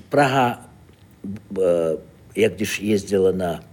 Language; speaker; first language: Czech; non-native, fluent; Russian